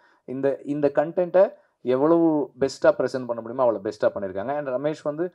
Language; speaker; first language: Tamil; native; Tamil